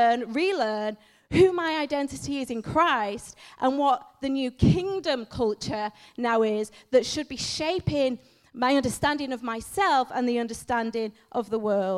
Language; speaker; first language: English; native; English